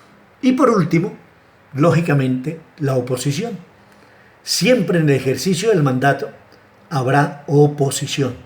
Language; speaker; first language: Spanish; native; Spanish